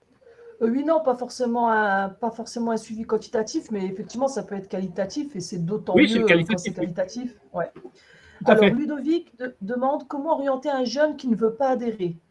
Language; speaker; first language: French; native; French